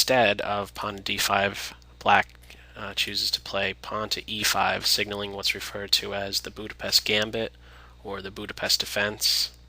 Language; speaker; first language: English; native; English